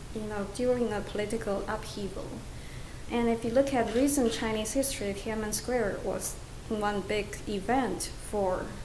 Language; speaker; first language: English; non-native, fluent; Chinese